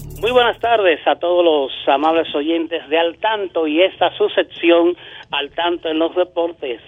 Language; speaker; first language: Spanish; native; Spanish